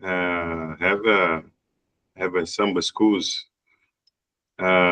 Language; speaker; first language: English; non-native, learner; Portuguese